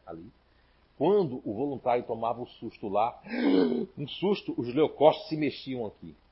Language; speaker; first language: Portuguese; native; Portuguese